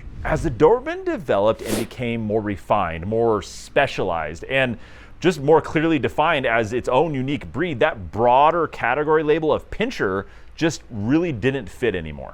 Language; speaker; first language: English; native; English